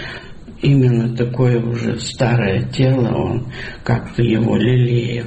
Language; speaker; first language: Russian; native; Russian